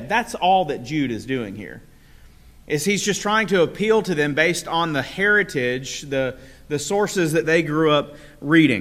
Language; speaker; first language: English; native; English